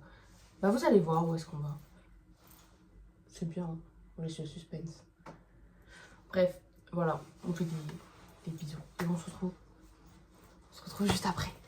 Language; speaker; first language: French; native; French